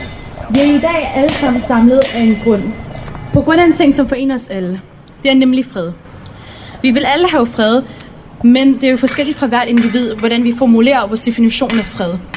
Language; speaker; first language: Danish; native; Danish